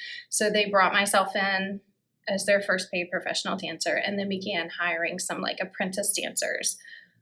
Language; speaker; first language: English; native; English